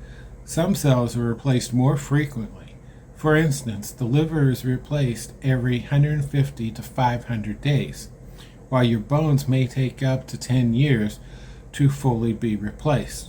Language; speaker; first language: English; native; English